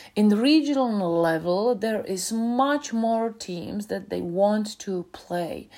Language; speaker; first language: English; non-native, fluent; Czech